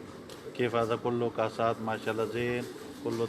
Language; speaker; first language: Arabic; non-native, learner; Urdu